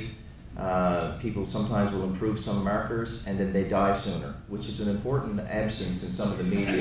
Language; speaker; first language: English; native; English